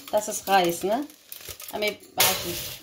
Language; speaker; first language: German; non-native, learner; Kurdish